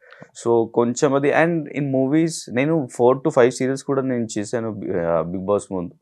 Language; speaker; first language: Telugu; non-native, learner; Hindi